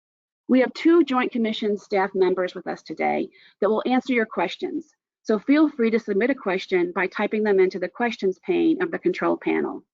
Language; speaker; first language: English; native; English